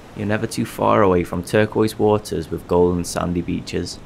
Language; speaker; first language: English; native; English